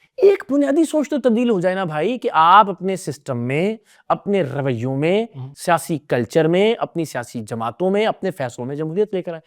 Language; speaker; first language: Urdu; native; Urdu